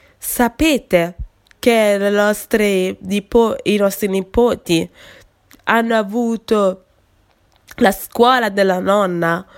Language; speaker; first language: Italian; non-native, fluent; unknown